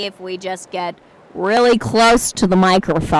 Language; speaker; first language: English; native; English